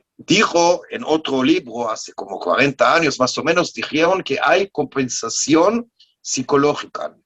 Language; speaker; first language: Spanish; non-native, learner; Hebrew